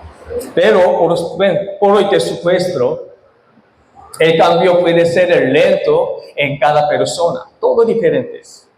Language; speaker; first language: Spanish; non-native, fluent; Korean